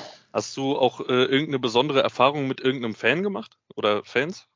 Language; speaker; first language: German; native; German